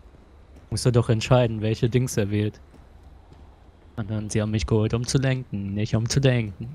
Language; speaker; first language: German; native; German